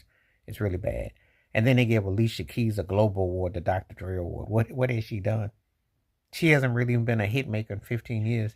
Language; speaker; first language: English; native; English